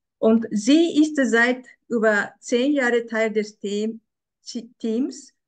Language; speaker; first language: German; non-native, fluent; Japanese